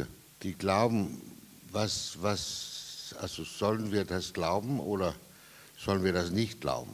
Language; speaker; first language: German; non-native, fluent; Danish